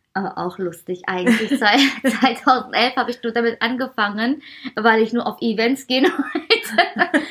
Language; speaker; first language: German; early bilingual, heritage; Persian